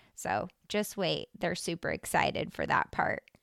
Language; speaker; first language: English; native; English